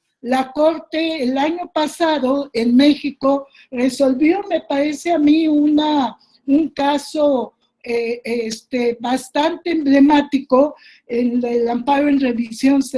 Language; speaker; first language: Spanish; native; Spanish